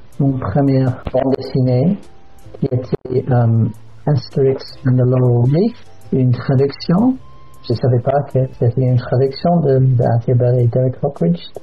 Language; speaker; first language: French; non-native, fluent; English